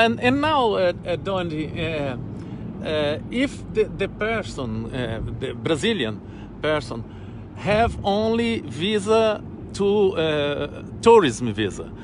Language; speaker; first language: English; non-native, learner; Portuguese